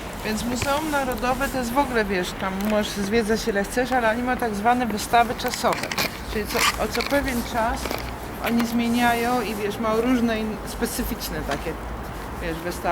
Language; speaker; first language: Polish; native; Polish